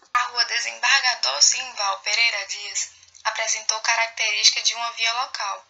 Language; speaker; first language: Portuguese; native; Portuguese